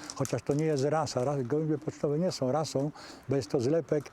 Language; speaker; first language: Polish; native; Polish